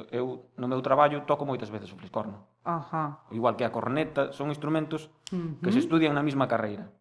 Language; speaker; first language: Galician; native; Galician